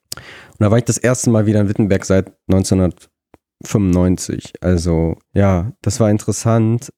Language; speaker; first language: German; early bilingual, other home language; Russian